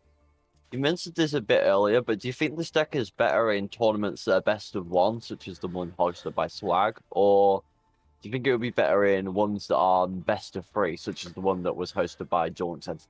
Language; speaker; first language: English; native; English